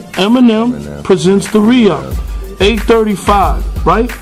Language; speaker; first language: English; native; English